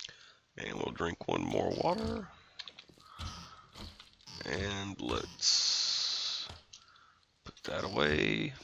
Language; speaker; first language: English; native; English